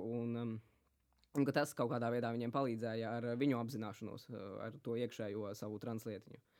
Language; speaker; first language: Latvian; native; Latvian